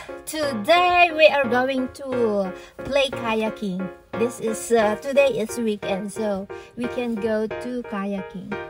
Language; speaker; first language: English; non-native, learner; Filipino